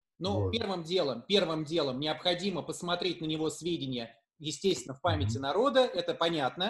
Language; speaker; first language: Russian; native; Russian